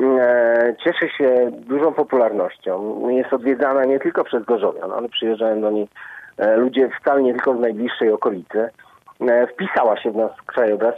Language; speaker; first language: Polish; native; Polish